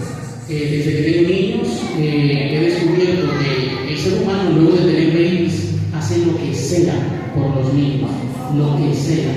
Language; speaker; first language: Spanish; native; Spanish